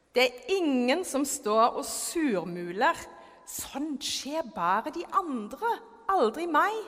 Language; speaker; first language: Norwegian; non-native, fluent; German